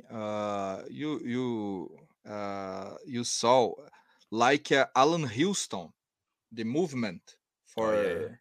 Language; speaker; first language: English; non-native, learner; Portuguese